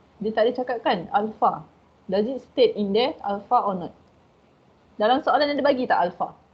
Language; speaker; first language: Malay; native; Malay